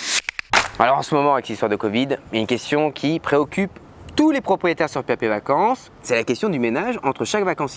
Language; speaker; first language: French; native; French